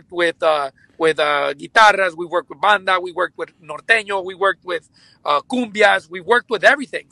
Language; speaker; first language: English; early bilingual, other home language; Spanish